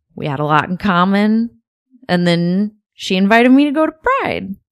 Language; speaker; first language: English; native; English